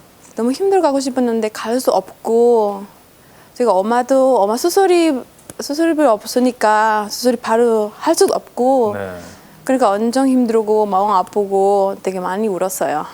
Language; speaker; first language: Korean; non-native, learner; Spanish